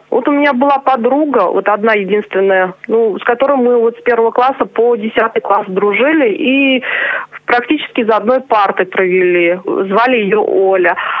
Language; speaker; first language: Russian; non-native, local second language; Chuvash